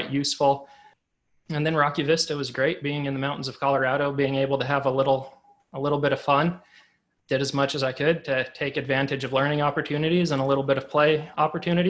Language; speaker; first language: English; native; English